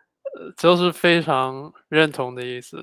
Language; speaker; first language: Chinese; non-native, fluent; English